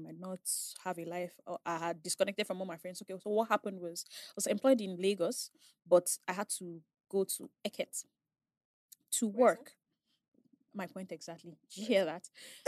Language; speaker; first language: English; non-native, local second language; Igbo